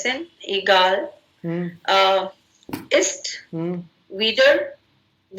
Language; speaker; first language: German; non-native, learner; Hindi